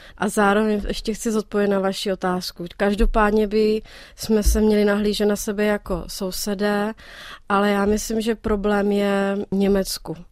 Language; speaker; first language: Czech; native; Czech